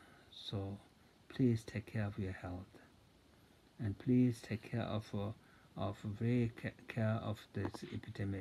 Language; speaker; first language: English; non-native, fluent; Tibetan